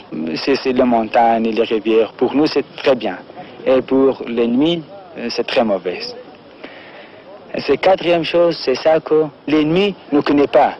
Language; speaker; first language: French; non-native, learner; Persian